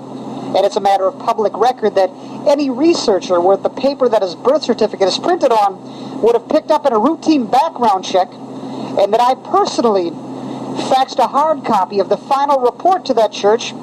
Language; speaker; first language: English; native; English